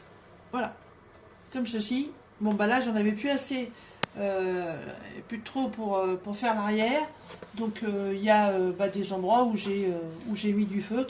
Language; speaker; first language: French; native; French